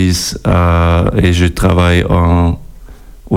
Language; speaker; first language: French; non-native, learner; German